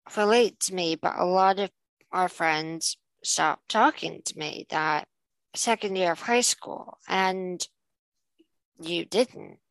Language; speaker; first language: English; native; English